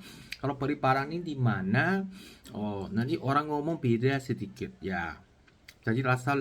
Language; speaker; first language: Indonesian; non-native, learner; Chinese